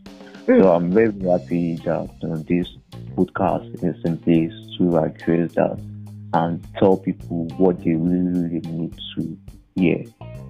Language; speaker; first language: English; non-native, local second language; Yoruba